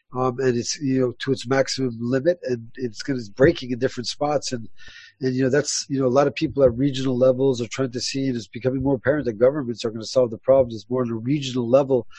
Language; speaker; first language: English; early bilingual, other home language; Spanish